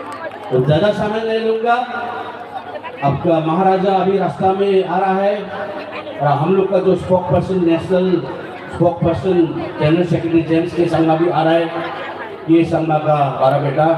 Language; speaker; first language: Hindi; non-native, local second language; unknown